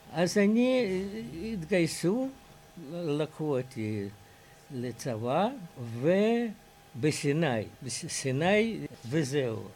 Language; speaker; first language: Hebrew; non-native, fluent; Russian